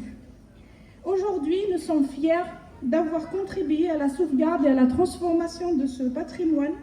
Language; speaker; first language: French; native; French